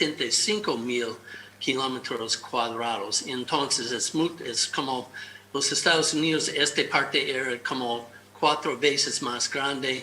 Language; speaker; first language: Spanish; non-native, fluent; English